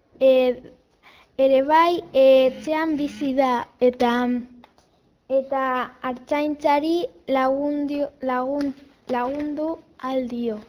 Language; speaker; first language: Basque; non-native, learner; Spanish